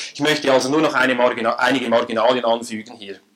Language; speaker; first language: German; native; German